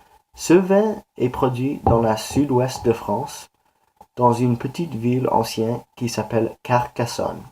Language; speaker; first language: French; non-native, learner; English